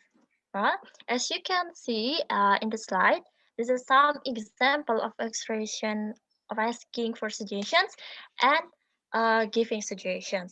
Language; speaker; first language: English; non-native, learner; Indonesian